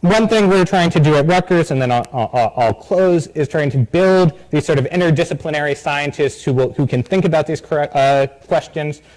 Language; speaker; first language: English; native; English